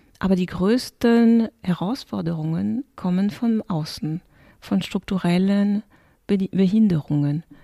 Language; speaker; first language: German; non-native, fluent; French